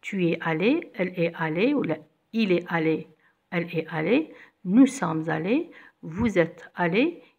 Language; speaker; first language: French; non-native, local second language; Arabic